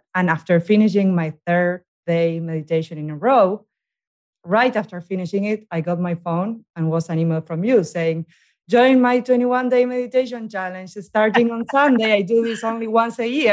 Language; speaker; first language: English; non-native, fluent; Spanish